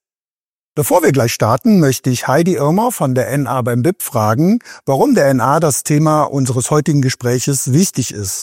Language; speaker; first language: German; native; German